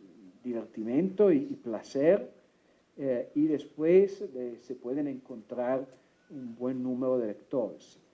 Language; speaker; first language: Spanish; non-native, fluent; Italian